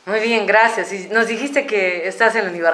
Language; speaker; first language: Spanish; native; Spanish